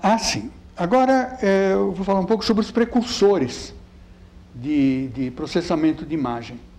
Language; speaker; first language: Portuguese; early bilingual, other home language; Italian